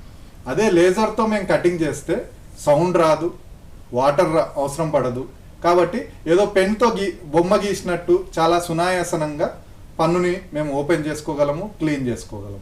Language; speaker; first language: Telugu; native; Telugu